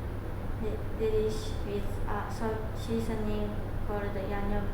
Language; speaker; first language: English; non-native, learner; Japanese